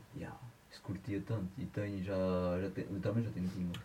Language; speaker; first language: Portuguese; early bilingual, heritage; French